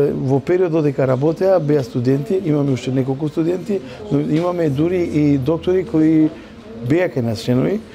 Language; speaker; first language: Macedonian; non-native, local second language; Romany